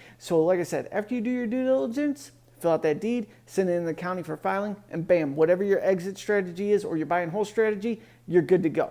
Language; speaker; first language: English; native; English